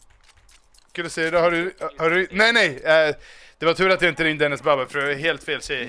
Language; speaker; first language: Swedish; native; Swedish